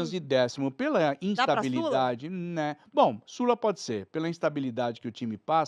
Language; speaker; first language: Portuguese; native; Portuguese